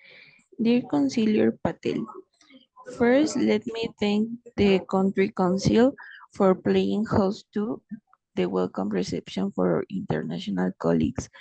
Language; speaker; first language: English; non-native, fluent; Spanish